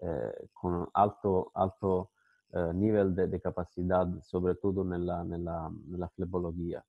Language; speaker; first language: Spanish; non-native, fluent; Italian